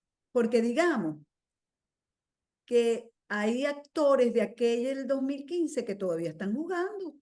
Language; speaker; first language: Spanish; native; Spanish